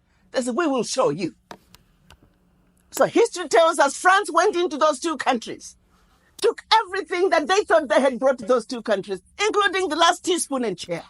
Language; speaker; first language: English; non-native, local second language; Shona